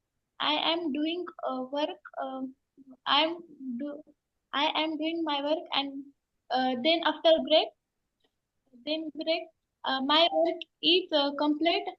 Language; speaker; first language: English; non-native, learner; Marathi